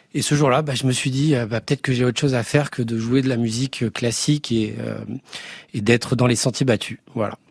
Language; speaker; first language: French; native; French